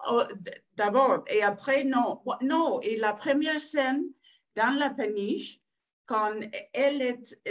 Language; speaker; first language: French; non-native, fluent; Spanish